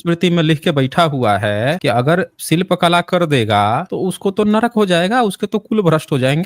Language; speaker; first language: Hindi; native; Hindi